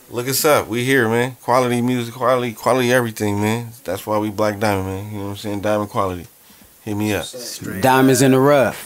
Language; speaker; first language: English; native; English